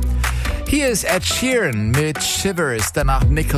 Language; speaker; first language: German; native; German